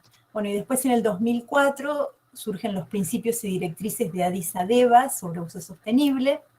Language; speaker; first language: Spanish; native; Spanish